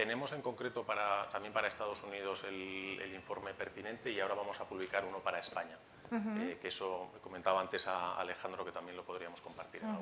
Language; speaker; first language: Spanish; native; Spanish